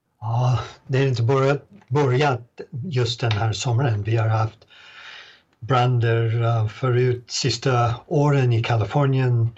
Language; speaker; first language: Swedish; non-native, fluent; English